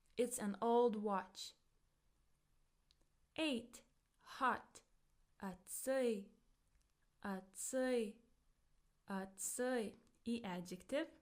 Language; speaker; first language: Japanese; non-native, fluent; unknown